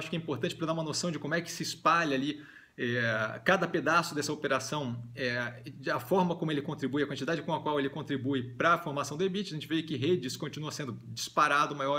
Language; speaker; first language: Portuguese; native; Portuguese